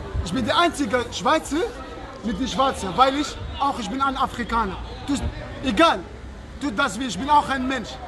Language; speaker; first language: German; non-native, learner; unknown